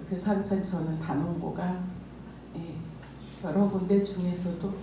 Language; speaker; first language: Korean; native; Korean